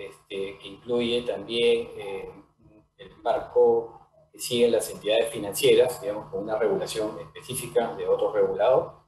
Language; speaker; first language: Spanish; native; Spanish